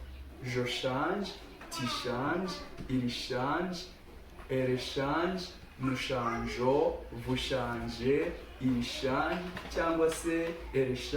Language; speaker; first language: French; non-native, local second language; Kinyarwanda